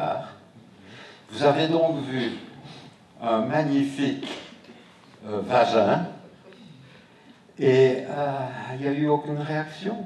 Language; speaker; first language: French; native; French